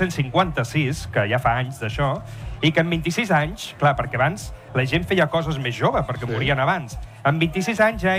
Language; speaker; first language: Catalan; native; Catalan